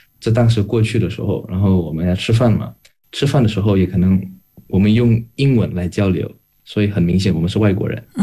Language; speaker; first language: Chinese; non-native, fluent; Indonesian